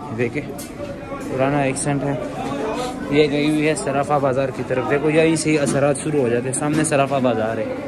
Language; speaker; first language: Urdu; non-native, local second language; Pashto